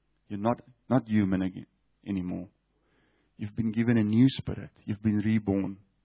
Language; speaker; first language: English; non-native, local second language; Afrikaans